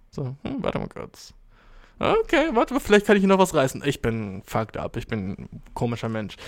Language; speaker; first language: German; early bilingual, other home language; Albanian